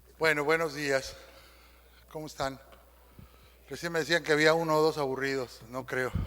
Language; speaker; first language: Spanish; native; Spanish